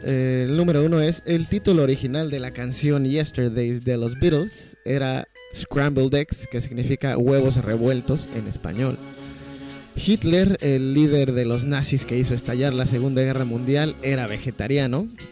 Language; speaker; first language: Spanish; native; Spanish